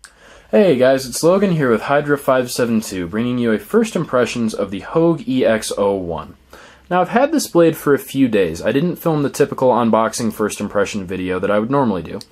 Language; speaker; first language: English; native; English